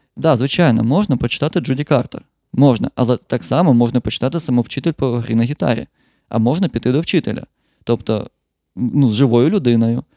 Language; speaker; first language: Ukrainian; non-native, local second language; Russian